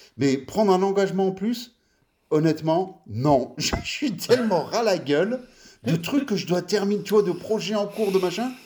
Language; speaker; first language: French; early bilingual, other home language; Italian